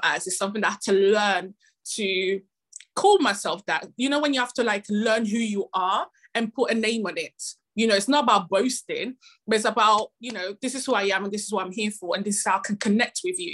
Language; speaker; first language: English; non-native, fluent; Italian